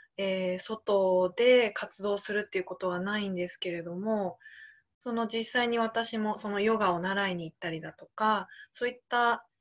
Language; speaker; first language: Japanese; native; Japanese